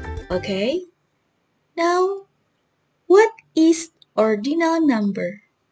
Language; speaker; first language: English; non-native, fluent; Indonesian